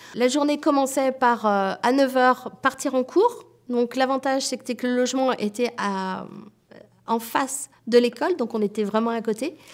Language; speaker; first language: French; native; French